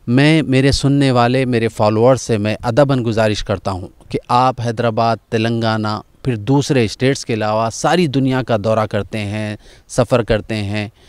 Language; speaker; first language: Hindi; non-native, local second language; Urdu